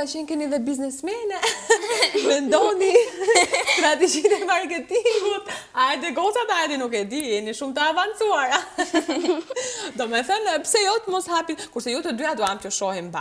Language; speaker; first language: Albanian; native; Albanian